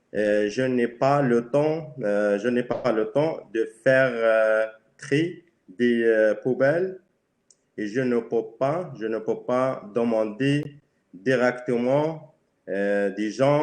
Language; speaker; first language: French; non-native, learner; Spanish